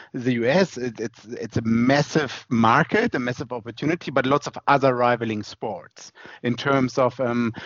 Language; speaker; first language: English; non-native, fluent; German